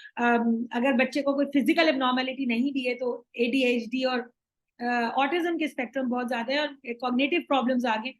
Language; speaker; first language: Urdu; native; Urdu